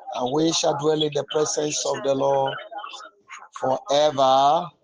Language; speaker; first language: English; non-native, local second language; Yoruba